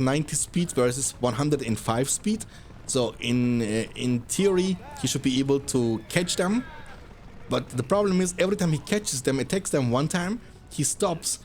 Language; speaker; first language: English; non-native, fluent; German